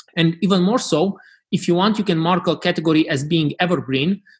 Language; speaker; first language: English; non-native, fluent; Romanian